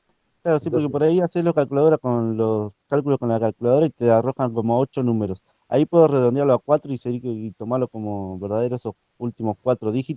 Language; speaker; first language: Spanish; native; Spanish